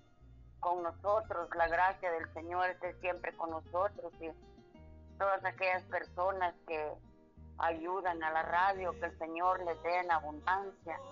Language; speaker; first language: Spanish; native; Spanish